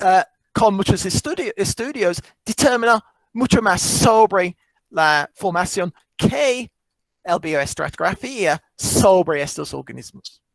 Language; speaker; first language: Spanish; non-native, fluent; English